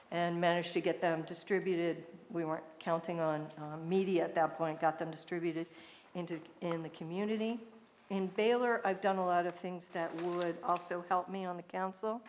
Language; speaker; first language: English; native; English